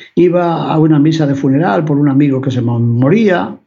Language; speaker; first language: Spanish; native; Spanish